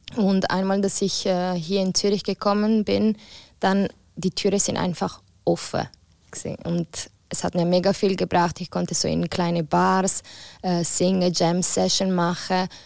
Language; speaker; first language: German; non-native, local second language; Italian